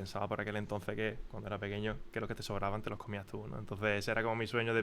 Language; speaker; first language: Spanish; native; Spanish